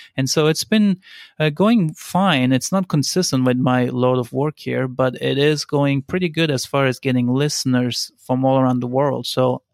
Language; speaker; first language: English; non-native, fluent; Turkish